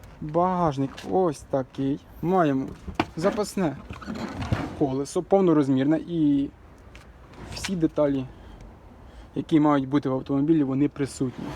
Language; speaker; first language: Ukrainian; native; Ukrainian